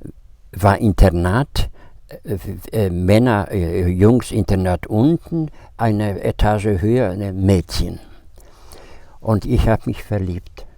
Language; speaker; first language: German; non-native, fluent; Polish